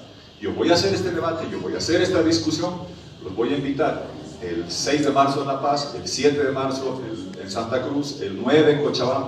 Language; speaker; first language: Spanish; native; Spanish